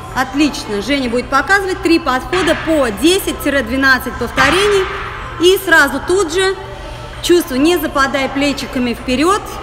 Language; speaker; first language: Russian; early bilingual, heritage; Russian